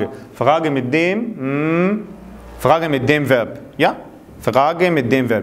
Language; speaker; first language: German; non-native, fluent; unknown